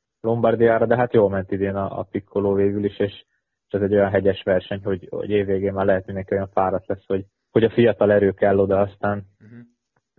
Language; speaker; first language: Hungarian; native; Hungarian